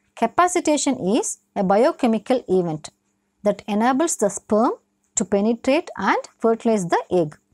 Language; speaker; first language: English; non-native, local second language; Tamil